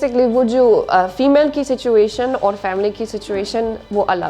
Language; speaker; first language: Hindi; non-native, learner; English